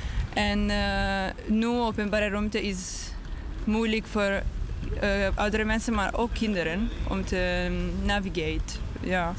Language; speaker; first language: Dutch; non-native, learner; English